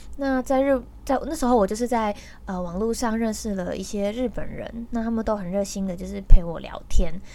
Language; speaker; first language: Chinese; native; Chinese